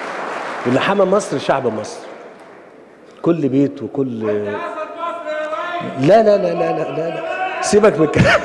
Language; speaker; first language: Arabic; native; Arabic